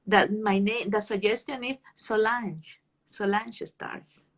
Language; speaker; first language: English; non-native, fluent; Spanish